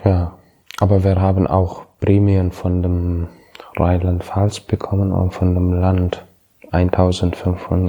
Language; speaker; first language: German; non-native, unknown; Arabic